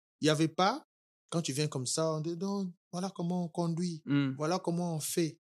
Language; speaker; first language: French; non-native, local second language; Lingala